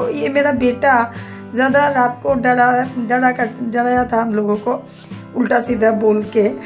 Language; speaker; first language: Hindi; non-native, local second language; Bangla